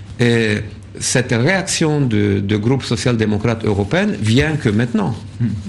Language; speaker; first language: French; non-native, fluent; Romanian